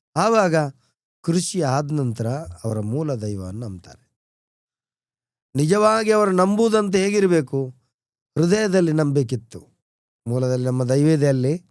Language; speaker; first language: Kannada; non-native, local second language; Tulu